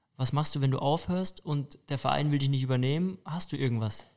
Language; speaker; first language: German; native; German